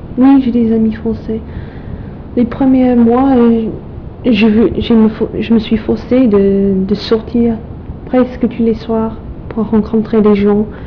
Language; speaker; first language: French; non-native, fluent; English